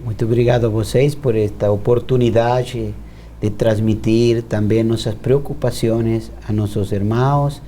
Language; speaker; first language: Portuguese; non-native, fluent; Spanish